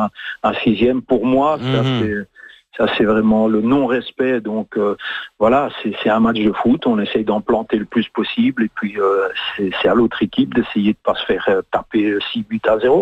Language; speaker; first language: French; native; French